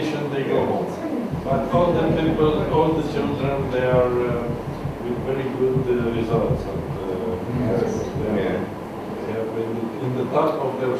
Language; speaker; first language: English; non-native, learner; Romanian